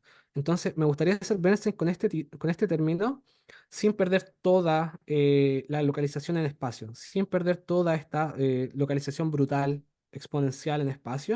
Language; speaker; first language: Spanish; native; Spanish